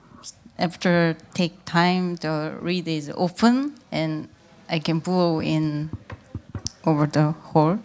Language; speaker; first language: English; non-native, learner; Korean